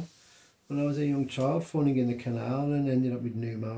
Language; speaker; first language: English; native; English